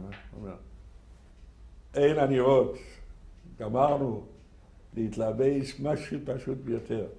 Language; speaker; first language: Hebrew; non-native, fluent; Yiddish